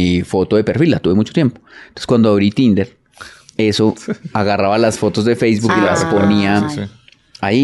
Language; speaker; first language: Spanish; native; Spanish